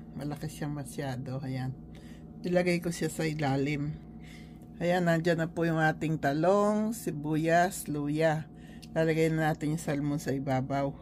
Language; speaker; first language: Filipino; native; Filipino